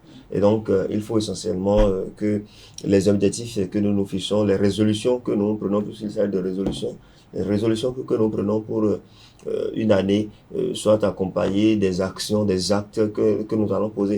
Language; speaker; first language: French; non-native, local second language; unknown